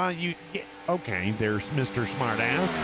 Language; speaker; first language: English; native; English